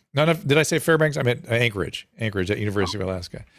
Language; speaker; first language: English; non-native, fluent; Persian